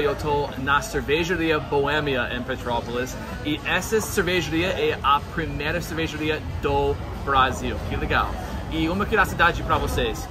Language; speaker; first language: Portuguese; non-native, learner; English